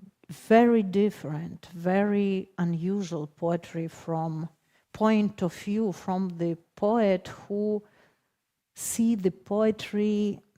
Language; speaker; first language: English; non-native, fluent; Ukrainian